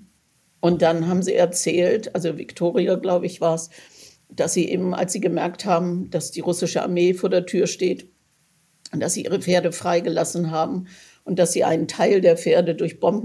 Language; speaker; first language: German; native; German